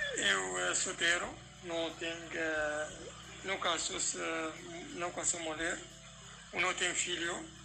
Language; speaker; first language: Portuguese; non-native, learner; Kurdish